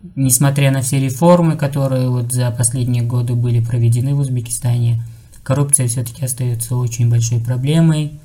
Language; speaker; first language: Russian; non-native, local second language; Uzbek